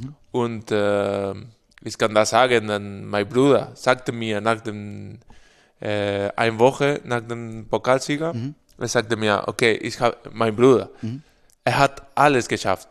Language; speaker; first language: German; non-native, fluent; Spanish